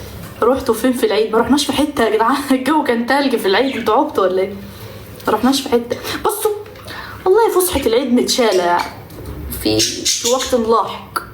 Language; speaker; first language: Arabic; native; Arabic